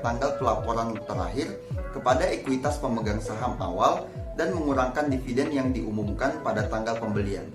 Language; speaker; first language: Indonesian; native; Indonesian